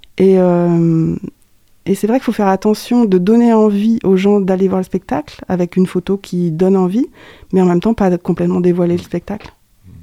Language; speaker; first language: French; native; French